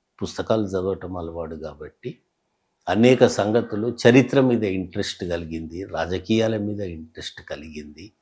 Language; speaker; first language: Telugu; native; Telugu